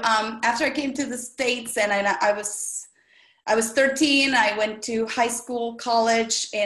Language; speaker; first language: English; non-native, fluent; Spanish